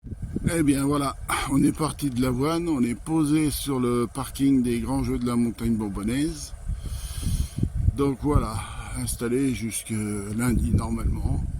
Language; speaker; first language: French; native; French